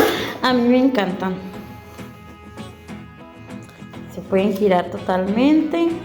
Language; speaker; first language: Spanish; native; Spanish